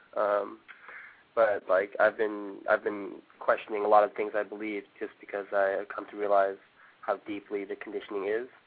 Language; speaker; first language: English; early bilingual, other home language; Korean